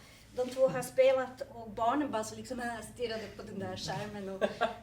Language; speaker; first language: Swedish; non-native, fluent; Serbian